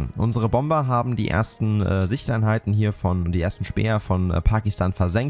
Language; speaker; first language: German; native; German